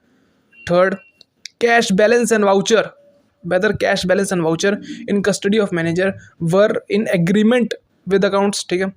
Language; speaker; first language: English; non-native, local second language; Hindi